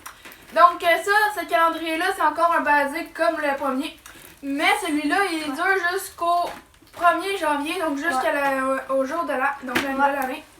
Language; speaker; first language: French; native; French